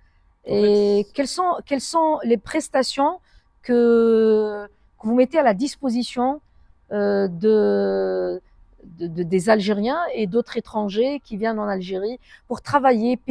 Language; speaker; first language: French; non-native, local second language; Arabic